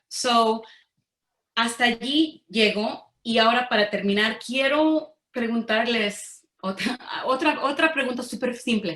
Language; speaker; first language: Spanish; early bilingual, heritage; Spanish